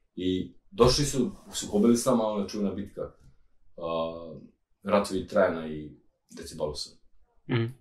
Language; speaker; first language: Serbian; non-native, local second language; Romanian